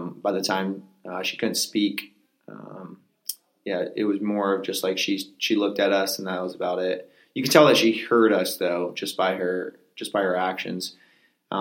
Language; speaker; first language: English; native; English